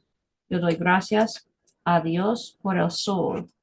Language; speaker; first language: Spanish; non-native, fluent; English